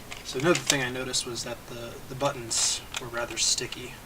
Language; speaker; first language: English; native; English